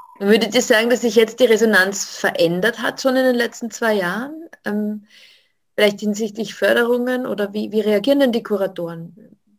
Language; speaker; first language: German; native; German